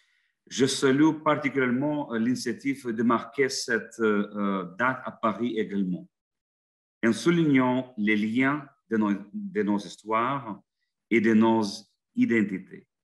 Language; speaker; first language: French; non-native, fluent; Lithuanian